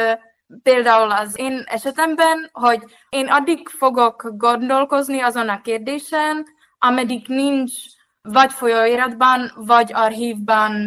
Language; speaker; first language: Hungarian; non-native, fluent; Czech